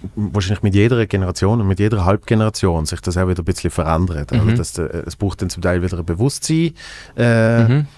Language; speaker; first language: German; native; German